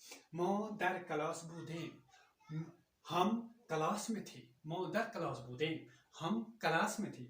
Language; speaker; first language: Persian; non-native, fluent; Urdu